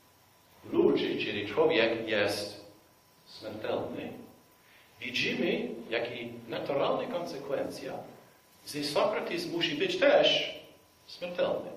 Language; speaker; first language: Polish; non-native, fluent; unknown